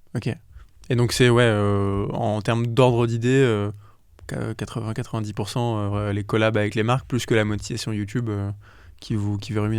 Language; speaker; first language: French; native; French